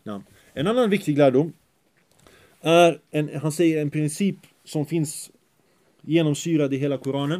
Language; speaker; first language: Swedish; early bilingual, other home language; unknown